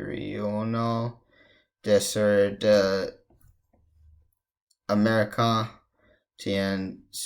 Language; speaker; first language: Spanish; non-native, learner; English